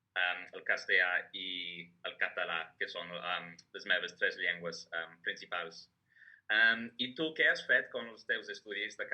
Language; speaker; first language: Catalan; non-native, fluent; English